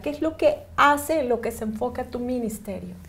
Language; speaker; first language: Spanish; native; Spanish